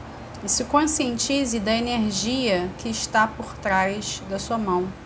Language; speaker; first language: Portuguese; native; Portuguese